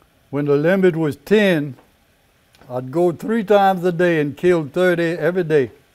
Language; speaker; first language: English; early bilingual, other home language; French